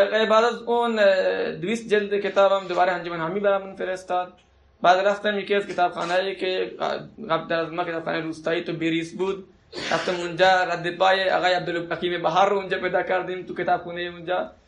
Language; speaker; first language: Persian; non-native, local second language; Baluchi